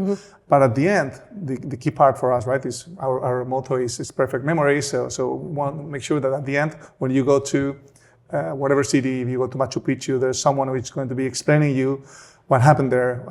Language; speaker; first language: English; non-native, fluent; Spanish